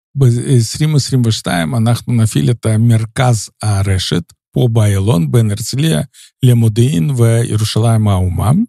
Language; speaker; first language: Hebrew; non-native, fluent; Russian